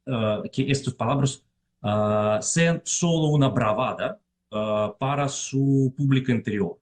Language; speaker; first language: Spanish; non-native, fluent; Russian